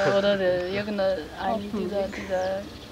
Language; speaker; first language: German; non-native, learner; Chinese